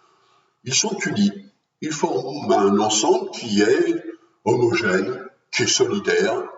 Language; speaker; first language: French; native; French